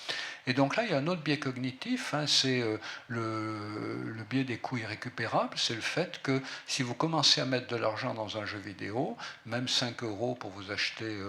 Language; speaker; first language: French; native; French